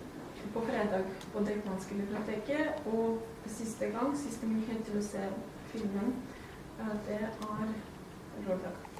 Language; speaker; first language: Norwegian; non-native, fluent; Ukrainian